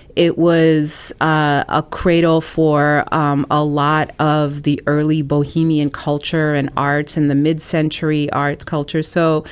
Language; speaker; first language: English; native; English